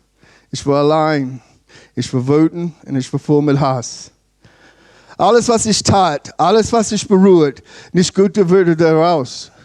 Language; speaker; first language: German; non-native, learner; English